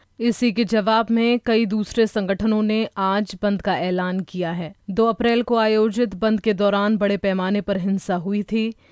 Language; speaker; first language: Hindi; native; Hindi